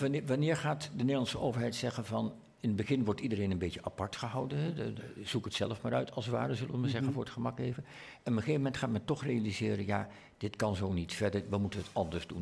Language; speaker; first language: Dutch; native; Dutch